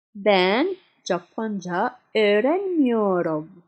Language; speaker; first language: Turkish; non-native, fluent; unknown